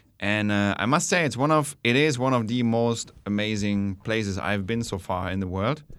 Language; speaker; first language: English; non-native, fluent; German